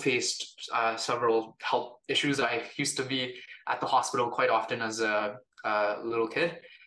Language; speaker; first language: English; native; English